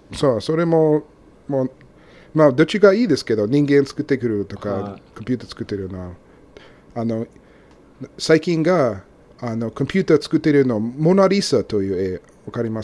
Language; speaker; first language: Japanese; non-native, learner; English